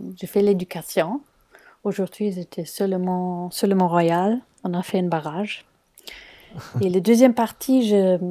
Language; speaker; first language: French; non-native, fluent; German